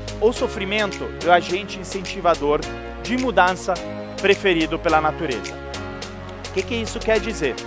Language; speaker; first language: Portuguese; non-native, fluent; Italian